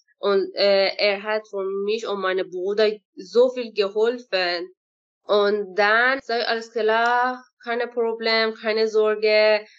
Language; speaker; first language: German; non-native, learner; Persian